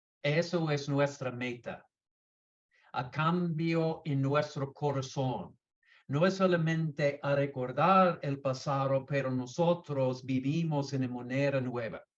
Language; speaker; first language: Spanish; non-native, learner; English